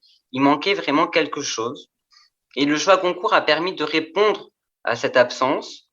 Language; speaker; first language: French; native; French